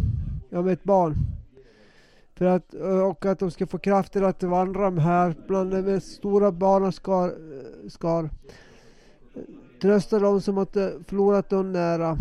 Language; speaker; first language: Swedish; non-native, local second language; Finnish